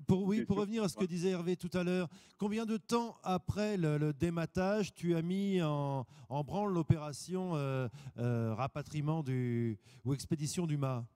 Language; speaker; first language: French; native; French